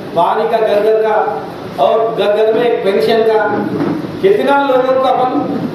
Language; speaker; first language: Hindi; native; Hindi